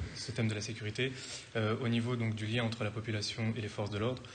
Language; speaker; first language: French; native; French